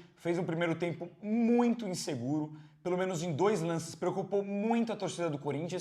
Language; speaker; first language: Portuguese; native; Portuguese